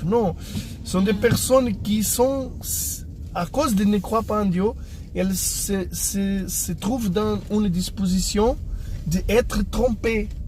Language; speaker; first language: French; non-native, fluent; Portuguese